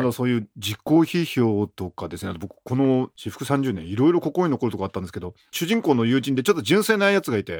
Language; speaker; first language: Japanese; native; Japanese